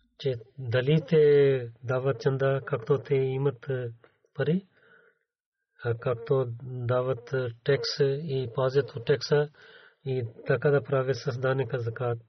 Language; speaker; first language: Bulgarian; non-native, learner; Urdu